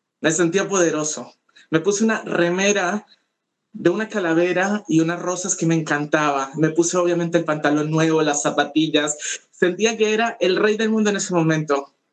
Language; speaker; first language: Spanish; native; Spanish